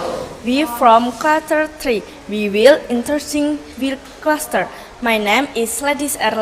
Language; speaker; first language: English; non-native, learner; Indonesian